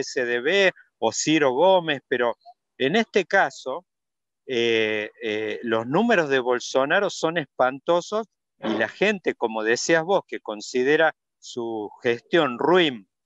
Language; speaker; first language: Spanish; native; Spanish